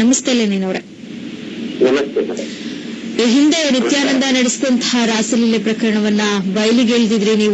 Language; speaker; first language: Kannada; native; Kannada